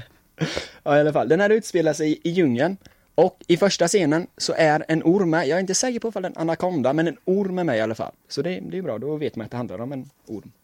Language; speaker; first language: Swedish; native; Swedish